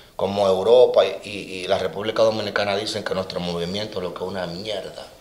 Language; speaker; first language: Spanish; native; Spanish